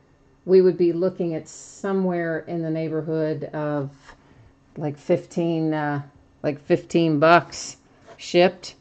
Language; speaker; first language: English; native; English